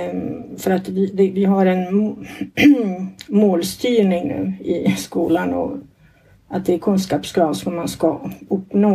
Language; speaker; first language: Swedish; non-native, fluent; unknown